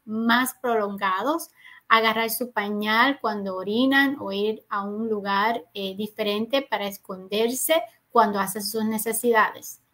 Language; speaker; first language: Spanish; native; Spanish